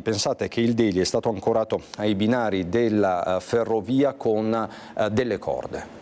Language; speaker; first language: Italian; native; Italian